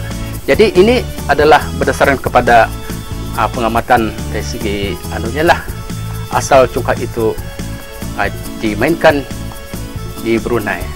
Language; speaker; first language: Malay; native; Malay